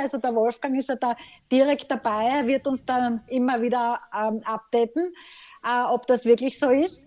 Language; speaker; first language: German; native; German